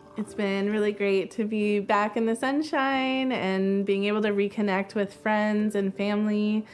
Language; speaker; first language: English; native; English